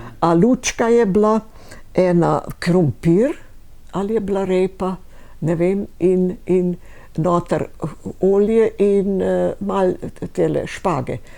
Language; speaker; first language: Slovenian; native; Slovenian